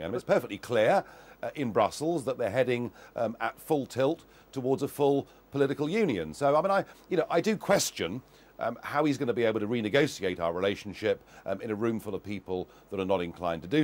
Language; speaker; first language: English; native; English